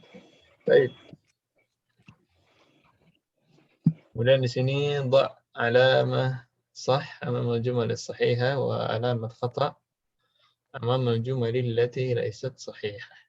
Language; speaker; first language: Arabic; non-native, fluent; Indonesian